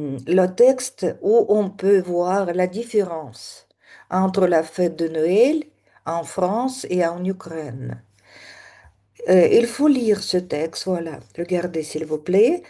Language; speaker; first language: French; non-native, fluent; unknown